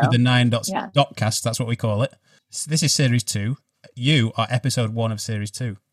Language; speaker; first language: English; native; English